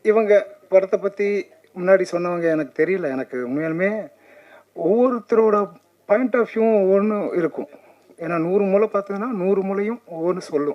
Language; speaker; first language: Tamil; native; Tamil